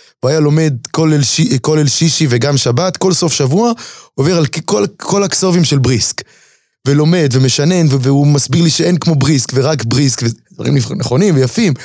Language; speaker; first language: Hebrew; native; Hebrew